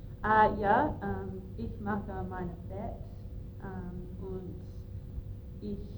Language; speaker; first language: German; non-native, learner; English